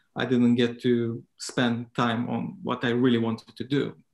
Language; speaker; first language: English; non-native, fluent; Turkish